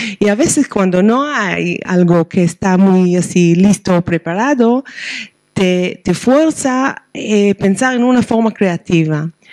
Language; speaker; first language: Spanish; non-native, fluent; Hebrew